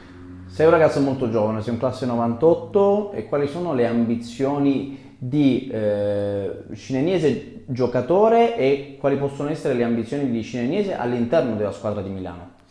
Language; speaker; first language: Italian; native; Italian